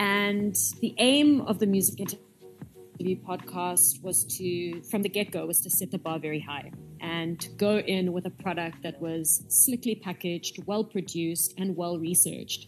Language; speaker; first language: English; native; English